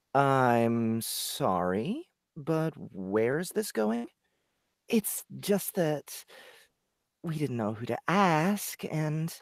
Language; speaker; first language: English; native; English